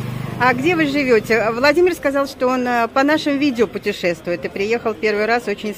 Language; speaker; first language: Russian; native; Russian